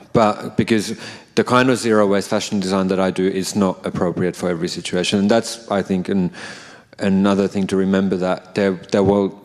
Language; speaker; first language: English; non-native, fluent; Finnish